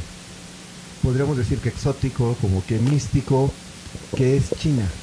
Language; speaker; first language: Spanish; native; Spanish